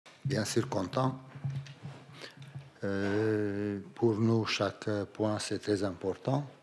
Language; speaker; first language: French; non-native, fluent; Romanian